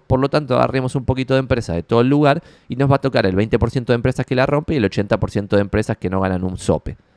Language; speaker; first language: Spanish; native; Spanish